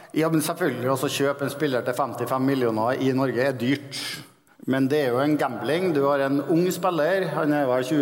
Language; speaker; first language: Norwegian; native; Norwegian